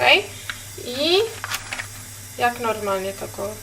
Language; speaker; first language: Polish; non-native, learner; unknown